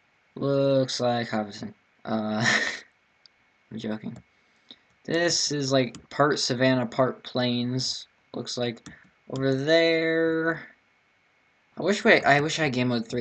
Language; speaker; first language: English; native; English